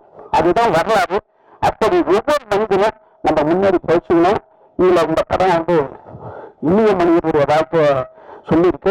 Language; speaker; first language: Tamil; native; Tamil